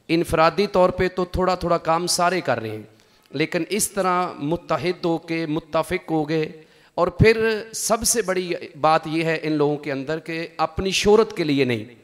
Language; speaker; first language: Urdu; non-native, local second language; Punjabi